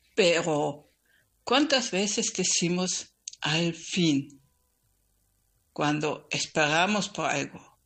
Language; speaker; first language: Spanish; non-native, fluent; German